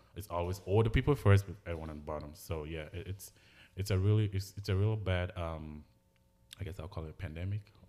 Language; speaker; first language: English; non-native, local second language; Igbo